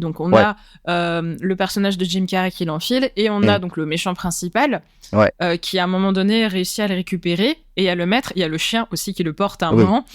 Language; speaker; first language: French; native; French